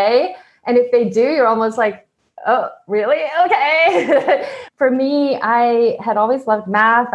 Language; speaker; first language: English; native; English